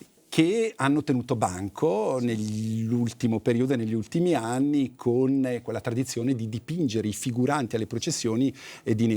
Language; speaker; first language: Italian; native; Italian